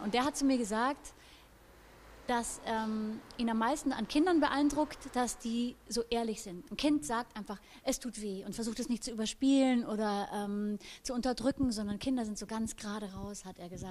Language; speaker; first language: German; native; German